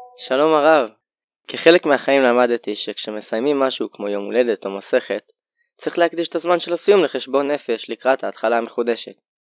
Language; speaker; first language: Hebrew; native; Hebrew